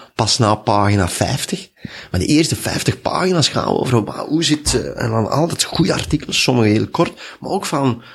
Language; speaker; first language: Dutch; native; Dutch